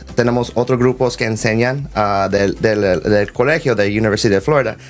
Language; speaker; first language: Spanish; early bilingual, heritage; Spanish